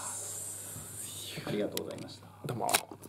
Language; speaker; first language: Japanese; native; Japanese